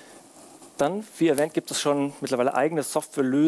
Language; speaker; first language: German; native; German